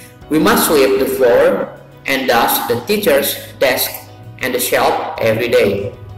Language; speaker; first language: English; non-native, fluent; Indonesian